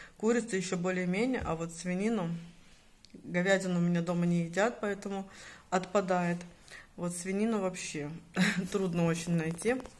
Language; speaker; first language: Russian; native; Russian